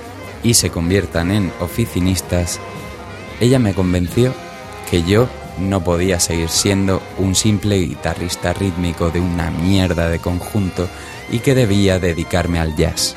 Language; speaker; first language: Spanish; native; Spanish